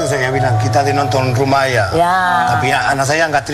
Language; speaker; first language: Indonesian; non-native, fluent; Spanish